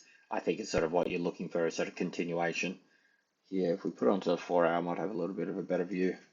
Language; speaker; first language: English; native; English